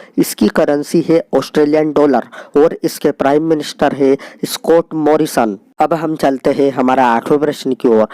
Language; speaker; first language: Hindi; native; Hindi